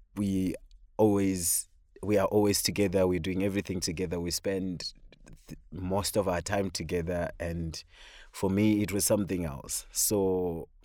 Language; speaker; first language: English; non-native, local second language; Shona